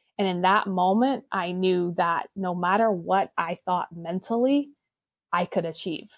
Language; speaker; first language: English; non-native, local second language; Pennsylvania German